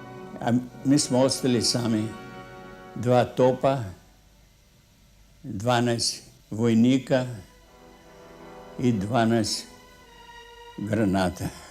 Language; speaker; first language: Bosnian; non-native, fluent; Russian